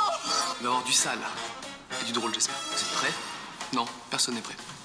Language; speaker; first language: French; native; French